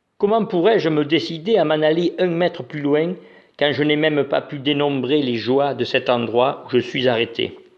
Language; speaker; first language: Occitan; native; Occitan